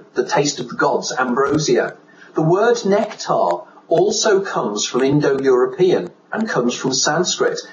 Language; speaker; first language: English; native; English